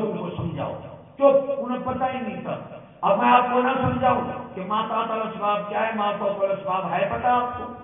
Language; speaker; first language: Urdu; non-native, local second language; Punjabi